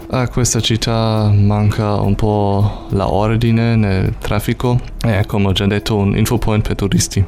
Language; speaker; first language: Italian; non-native, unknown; German